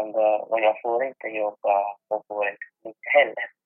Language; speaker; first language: Swedish; non-native, fluent; Persian